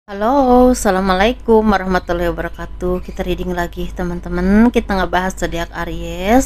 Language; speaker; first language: Indonesian; native; Indonesian